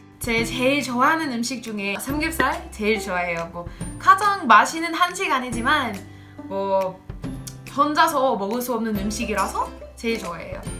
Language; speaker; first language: Korean; non-native, learner; English